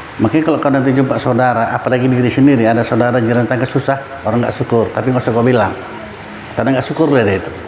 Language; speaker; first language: Indonesian; non-native, local second language; Minangkabau